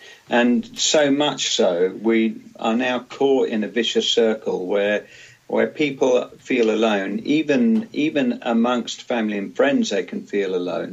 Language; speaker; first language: English; native; English